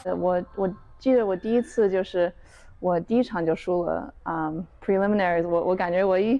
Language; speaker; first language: Chinese; early bilingual, heritage; Chinese